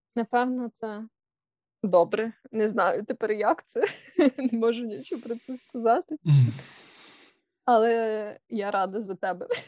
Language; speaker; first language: Ukrainian; non-native, local second language; Russian